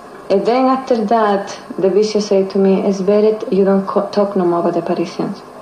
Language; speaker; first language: English; non-native, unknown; Spanish